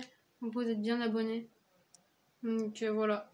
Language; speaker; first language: French; native; French